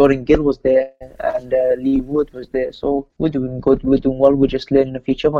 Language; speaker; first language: English; native; English